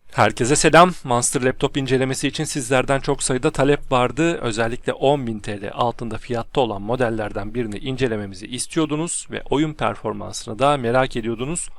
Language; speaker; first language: Turkish; native; Turkish